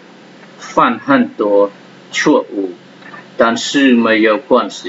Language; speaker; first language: Chinese; non-native, fluent; Khmer